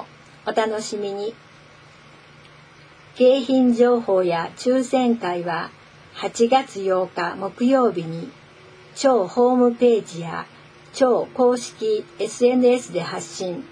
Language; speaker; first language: Japanese; native; Japanese